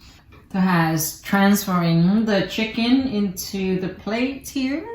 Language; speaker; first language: English; early bilingual, other home language; Vietnamese